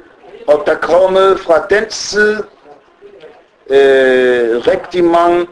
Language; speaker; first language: Danish; early bilingual, other home language; Arabic